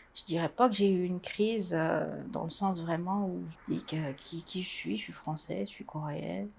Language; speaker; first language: French; native; French